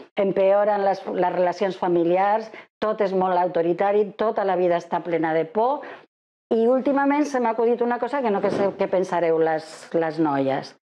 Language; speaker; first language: Catalan; non-native, fluent; Spanish